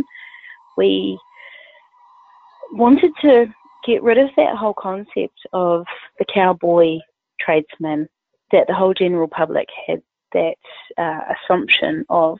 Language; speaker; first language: English; native; English